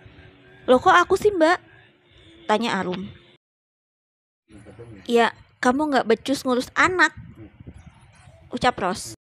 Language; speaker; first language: Indonesian; native; Indonesian